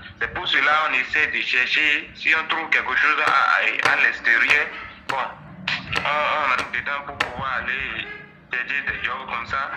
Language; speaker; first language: French; non-native, local second language; Fon